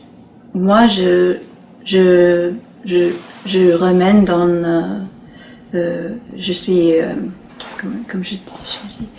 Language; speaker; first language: French; non-native, learner; English